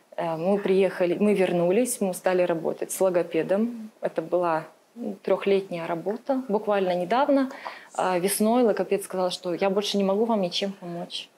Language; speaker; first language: Russian; native; Russian